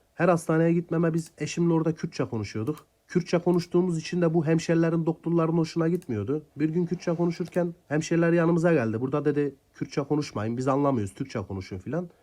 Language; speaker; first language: Turkish; non-native, local second language; Kurdish